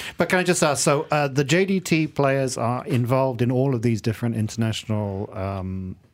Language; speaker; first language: English; native; English